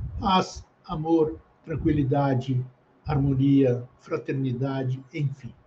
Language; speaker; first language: Portuguese; early bilingual, other home language; Greek